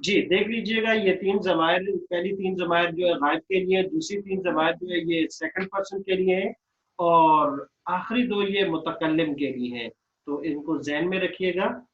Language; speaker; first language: Urdu; native; Urdu